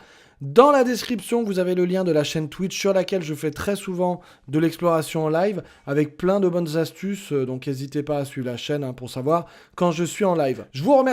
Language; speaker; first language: French; native; French